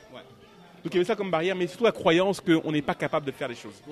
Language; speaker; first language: French; non-native, local second language; Lingala